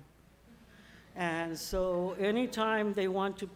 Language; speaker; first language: English; native; English